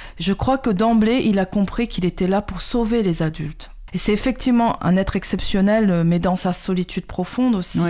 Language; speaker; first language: French; early bilingual, other home language; Khmer